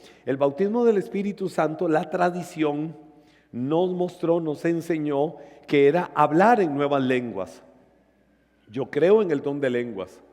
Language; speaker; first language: Spanish; native; Spanish